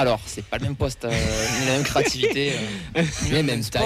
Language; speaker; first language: French; native; French